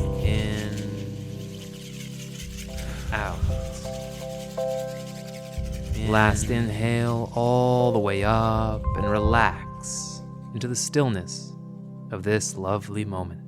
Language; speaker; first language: English; native; English